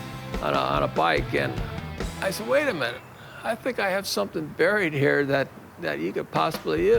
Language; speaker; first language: English; native; English